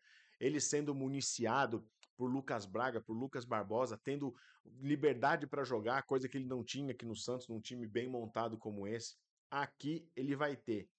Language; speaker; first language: Portuguese; native; Portuguese